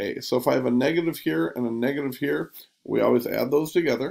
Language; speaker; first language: English; native; English